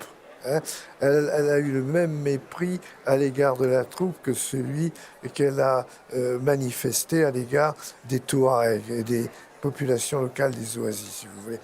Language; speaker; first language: French; native; French